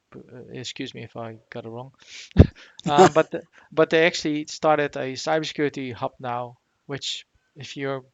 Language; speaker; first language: English; non-native, fluent; Dutch